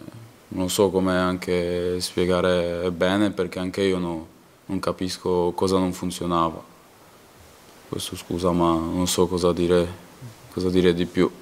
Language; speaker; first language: Italian; non-native, learner; Polish